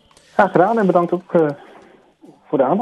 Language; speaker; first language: Dutch; native; Dutch